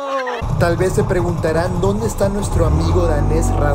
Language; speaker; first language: Spanish; native; Spanish